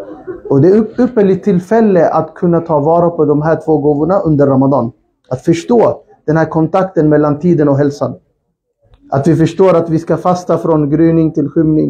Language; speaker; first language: Swedish; non-native, fluent; Urdu